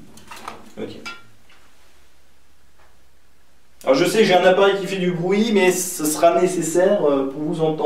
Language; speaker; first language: French; native; French